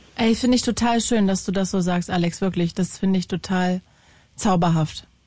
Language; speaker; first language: German; native; German